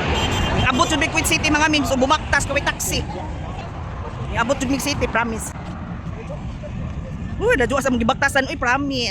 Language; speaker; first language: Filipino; non-native, local second language; Cebuano